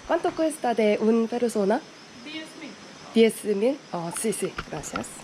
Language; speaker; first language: Spanish; non-native, learner; Korean